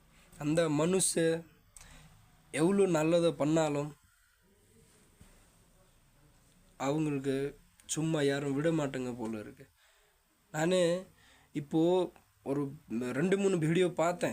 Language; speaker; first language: Tamil; non-native, fluent; Nepali